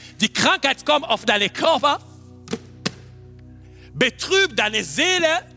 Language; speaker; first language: German; non-native, learner; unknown